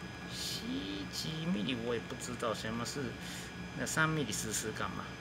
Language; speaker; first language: Chinese; non-native, learner; Japanese